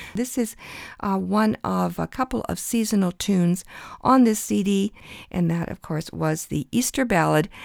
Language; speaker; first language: English; early bilingual, other home language; Ukrainian